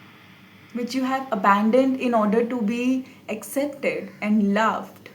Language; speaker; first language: English; non-native, local second language; Hindi